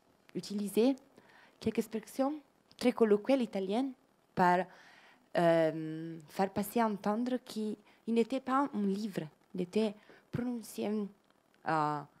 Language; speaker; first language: French; non-native, learner; Italian